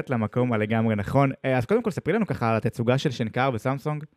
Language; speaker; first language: Hebrew; native; Hebrew